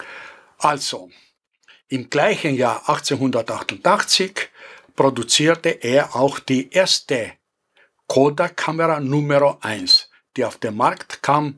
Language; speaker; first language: German; non-native, fluent; Greek